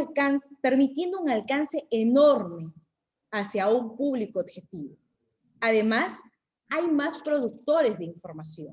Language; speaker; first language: Spanish; native; Spanish